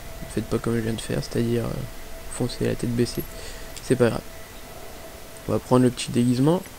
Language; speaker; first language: French; native; French